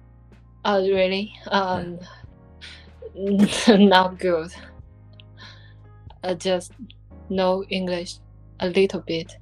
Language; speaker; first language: English; non-native, learner; Chinese